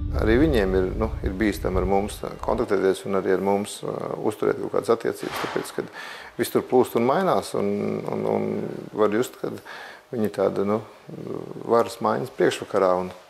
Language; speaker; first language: Latvian; native; Latvian